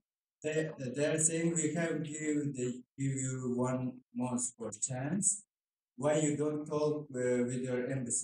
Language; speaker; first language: English; non-native, learner; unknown